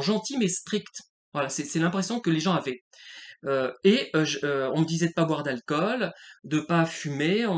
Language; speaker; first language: French; native; French